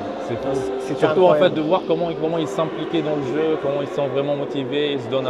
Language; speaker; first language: French; native; French